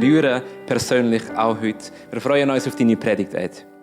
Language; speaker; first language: German; native; German